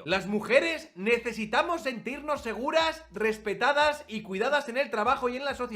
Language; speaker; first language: Spanish; native; Spanish